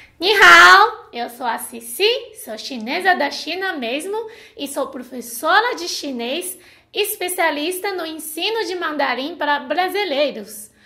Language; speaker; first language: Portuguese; non-native, fluent; Chinese